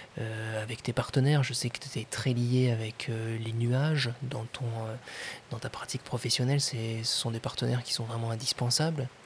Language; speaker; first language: French; native; French